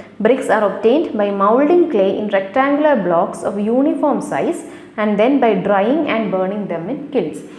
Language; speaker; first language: English; non-native, local second language; Malayalam